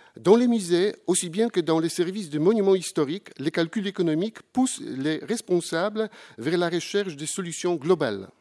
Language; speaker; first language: French; non-native, fluent; Polish